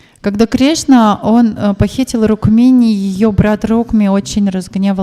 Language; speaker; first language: Russian; native; Russian